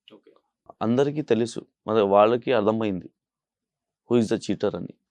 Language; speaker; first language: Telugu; non-native, local second language; Urdu